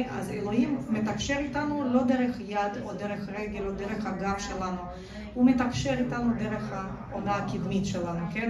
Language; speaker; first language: Hebrew; non-native, fluent; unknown